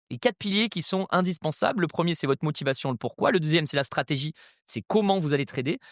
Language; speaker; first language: French; native; French